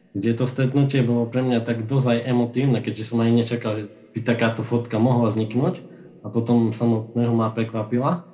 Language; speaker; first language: Slovak; native; Slovak